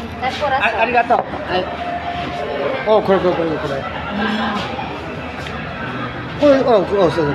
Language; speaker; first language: Japanese; non-native, learner; Filipino